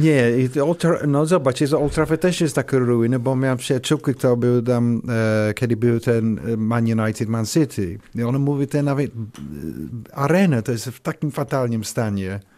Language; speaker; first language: Polish; non-native, learner; English